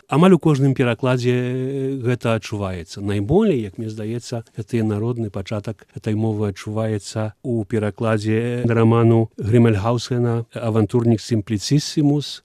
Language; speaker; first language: Belarusian; early bilingual, heritage; Belarusian